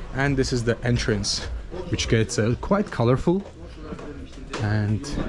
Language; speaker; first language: English; non-native, fluent; Azerbaijani